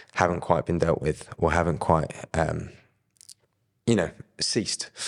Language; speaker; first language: English; native; English